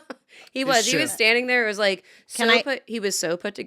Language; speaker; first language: English; native; English